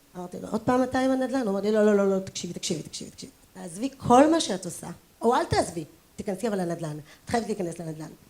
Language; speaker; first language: Hebrew; native; Hebrew